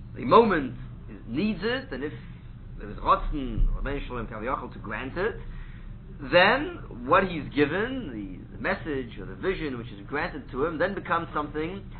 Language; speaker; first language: English; native; English